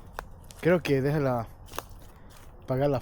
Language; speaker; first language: Spanish; early bilingual, heritage; English